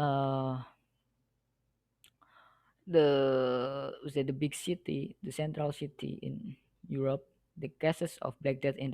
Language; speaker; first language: English; non-native, learner; Indonesian